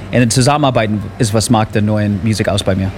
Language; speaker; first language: German; non-native, learner; English